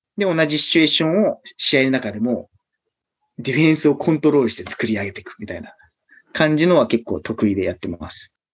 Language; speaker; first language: Japanese; native; Japanese